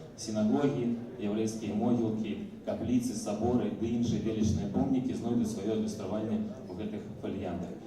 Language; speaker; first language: Belarusian; non-native, local second language; Russian